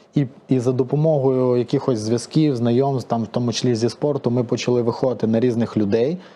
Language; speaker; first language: Ukrainian; native; Ukrainian